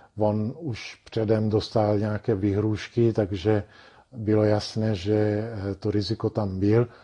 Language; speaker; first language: Czech; non-native, fluent; Italian